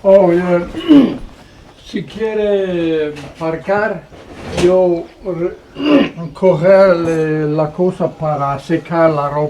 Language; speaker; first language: Spanish; non-native, learner; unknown